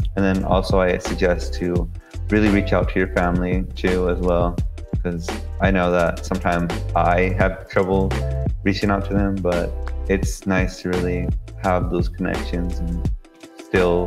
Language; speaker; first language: English; native; English